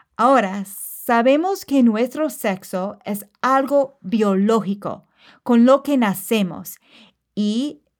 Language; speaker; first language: Spanish; non-native, fluent; English